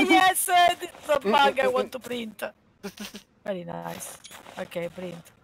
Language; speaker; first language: English; non-native, learner; Hungarian